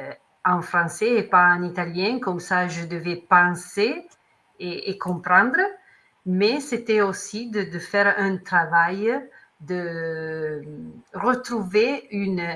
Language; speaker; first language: French; non-native, learner; Italian